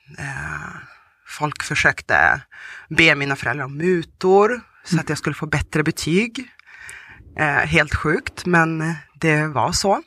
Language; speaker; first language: Swedish; early bilingual, other home language; Russian